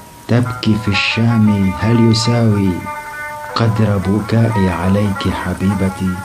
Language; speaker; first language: Arabic; non-native, local second language; Kurdish